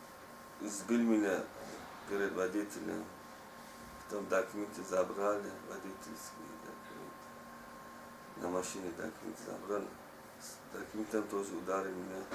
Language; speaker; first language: Russian; non-native, learner; Tajik